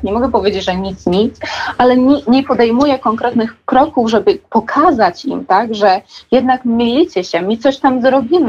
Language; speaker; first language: Polish; non-native, fluent; Georgian